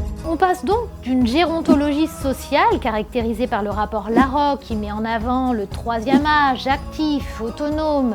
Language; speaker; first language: French; native; French